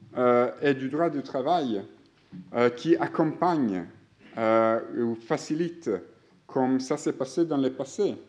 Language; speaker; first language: French; non-native, fluent; Greek